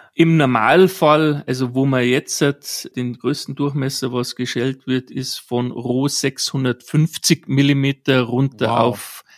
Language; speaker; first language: German; native; German